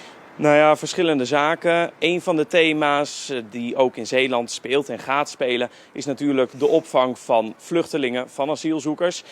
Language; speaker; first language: Dutch; native; Dutch